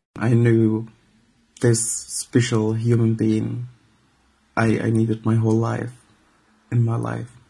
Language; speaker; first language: English; non-native, fluent; Arabic